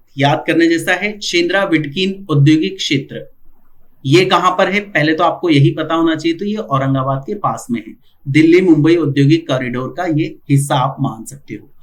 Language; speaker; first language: Hindi; non-native, local second language; Marathi